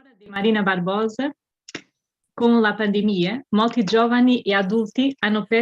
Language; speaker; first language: Italian; non-native, fluent; Portuguese